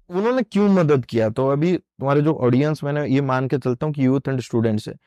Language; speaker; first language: Hindi; non-native, local second language; Odia